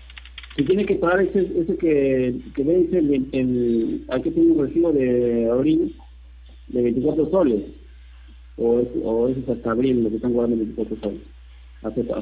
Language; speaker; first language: Spanish; native; Spanish